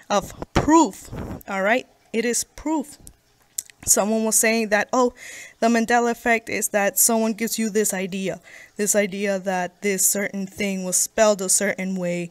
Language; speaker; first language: English; native; English